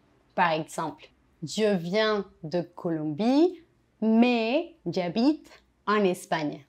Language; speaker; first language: French; non-native, fluent; Spanish